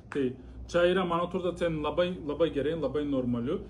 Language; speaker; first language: Lithuanian; non-native, learner; Turkish